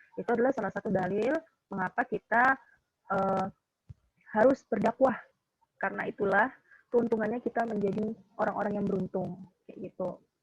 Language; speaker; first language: Indonesian; native; Indonesian